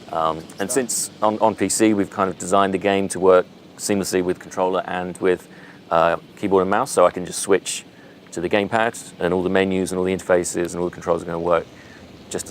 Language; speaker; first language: English; native; English